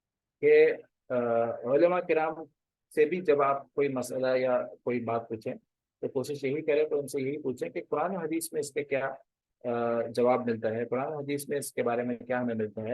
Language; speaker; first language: Urdu; native; Urdu